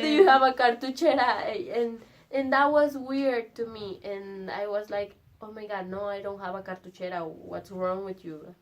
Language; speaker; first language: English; non-native, learner; Spanish